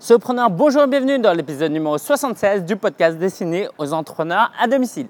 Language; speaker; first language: French; native; French